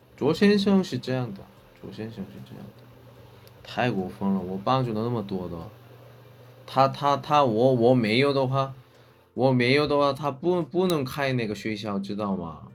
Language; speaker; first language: Chinese; non-native, learner; Korean